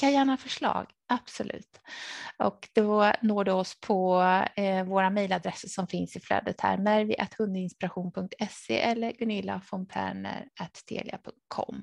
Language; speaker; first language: Swedish; native; Swedish